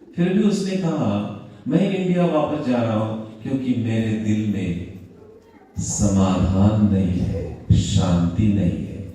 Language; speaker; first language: Hindi; non-native, local second language; Marathi